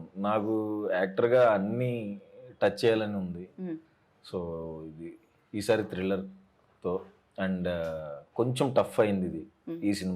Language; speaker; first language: Telugu; native; Telugu